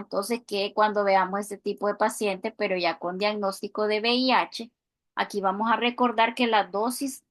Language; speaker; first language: Spanish; native; Spanish